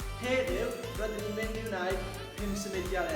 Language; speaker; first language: Welsh; non-native, local second language; English